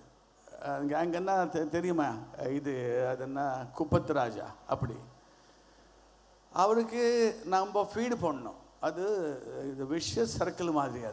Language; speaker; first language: Tamil; non-native, learner; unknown